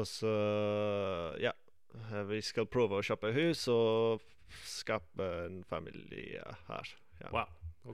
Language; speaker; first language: Norwegian; non-native, fluent; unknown